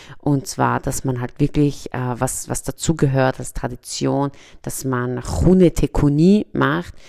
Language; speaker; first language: German; early bilingual, other home language; Persian